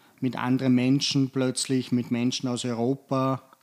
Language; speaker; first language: German; native; German